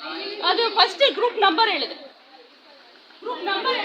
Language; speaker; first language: Malayalam; non-native, learner; Kannada